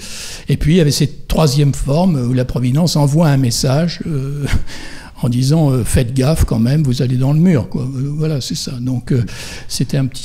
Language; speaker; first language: French; native; French